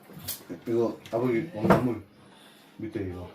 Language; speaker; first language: Korean; native; Korean